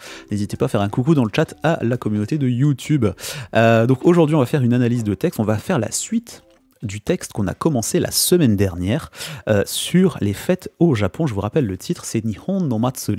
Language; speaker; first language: French; native; French